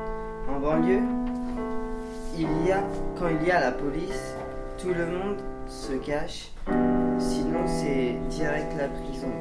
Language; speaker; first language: French; native; French